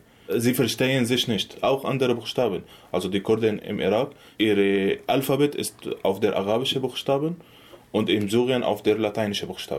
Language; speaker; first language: German; non-native, learner; Arabic